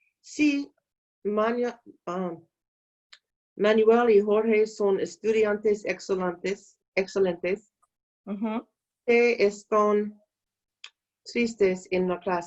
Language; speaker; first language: Spanish; non-native, learner; English